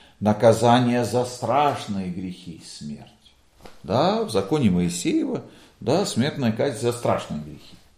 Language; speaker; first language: Russian; non-native, local second language; Latvian